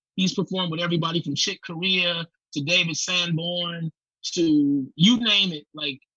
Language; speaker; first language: English; native; English